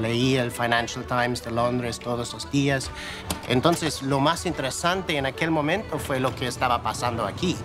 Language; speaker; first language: Spanish; non-native, fluent; English